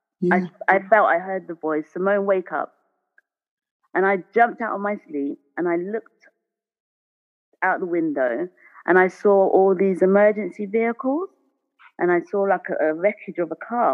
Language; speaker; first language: English; native; English